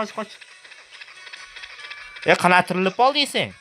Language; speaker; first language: Turkish; non-native, learner; Uzbek